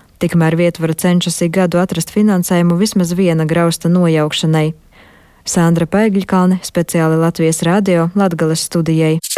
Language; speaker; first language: Latvian; native; Latvian